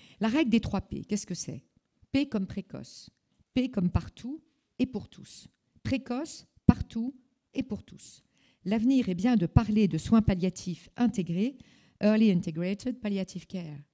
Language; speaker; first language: French; native; French